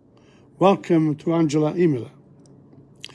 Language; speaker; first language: French; non-native, fluent; English